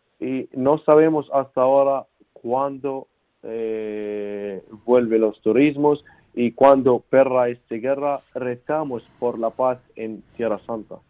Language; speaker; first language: Spanish; non-native, learner; Arabic